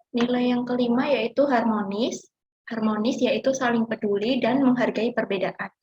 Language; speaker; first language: Indonesian; native; Indonesian